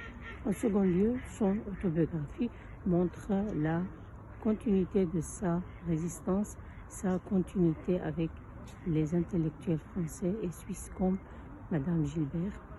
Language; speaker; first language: French; non-native, fluent; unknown